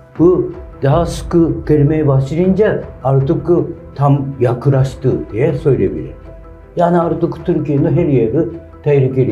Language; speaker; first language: Turkish; non-native, learner; Japanese